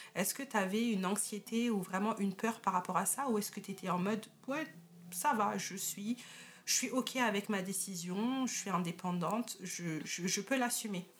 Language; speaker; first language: French; native; French